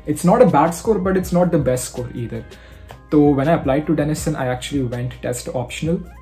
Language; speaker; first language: English; non-native, local second language; Hindi